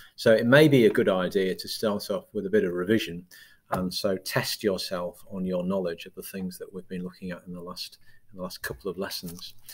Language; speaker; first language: English; native; English